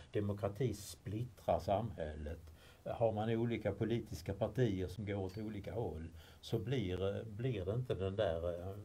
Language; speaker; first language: Swedish; native; Swedish